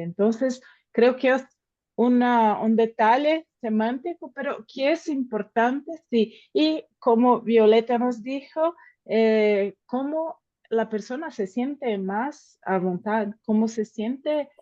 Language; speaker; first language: Spanish; non-native, fluent; Portuguese